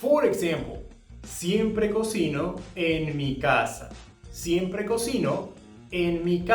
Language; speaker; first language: Spanish; non-native, fluent; English